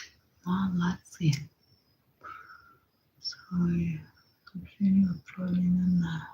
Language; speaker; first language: Russian; non-native, learner; Tajik